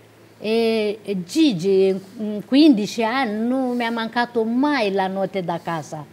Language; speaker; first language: Italian; non-native, local second language; Romanian